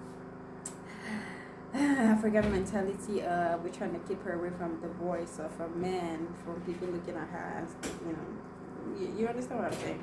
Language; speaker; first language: English; non-native, local second language; Igbo